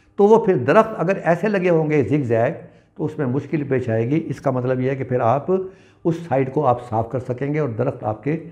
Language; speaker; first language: Urdu; non-native, local second language; Punjabi